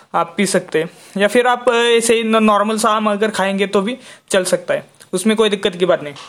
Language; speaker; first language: Hindi; non-native, local second language; Marathi